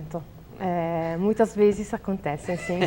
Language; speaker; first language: Portuguese; non-native, learner; Italian